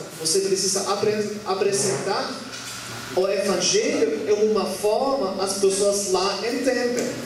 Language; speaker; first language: Portuguese; non-native, learner; German